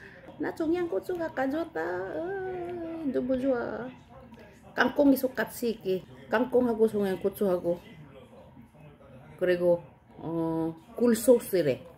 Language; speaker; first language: Korean; non-native, learner; Filipino